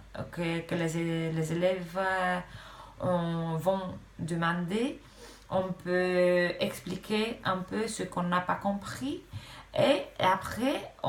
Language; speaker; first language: French; non-native, fluent; Romanian